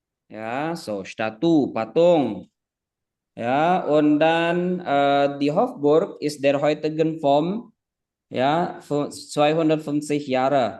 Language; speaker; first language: German; non-native, fluent; Indonesian